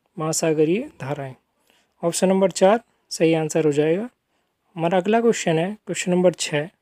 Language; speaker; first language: Hindi; native; Hindi